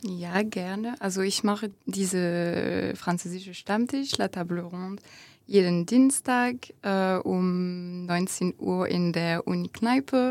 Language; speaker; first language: German; non-native, fluent; French